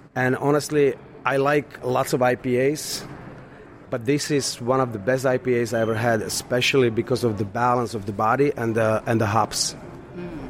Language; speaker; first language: English; non-native, fluent; Slovak